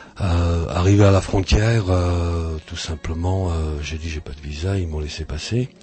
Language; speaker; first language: French; early bilingual, other home language; Czech